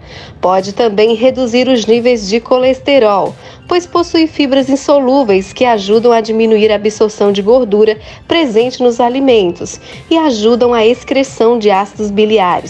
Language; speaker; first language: Portuguese; native; Portuguese